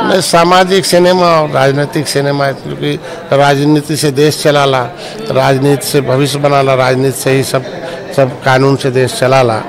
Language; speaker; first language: Bhojpuri; native; Bhojpuri